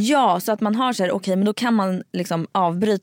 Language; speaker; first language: Swedish; native; Swedish